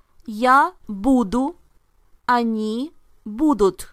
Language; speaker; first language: Russian; non-native, learner; English